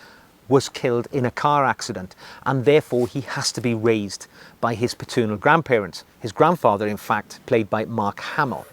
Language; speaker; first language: English; native; English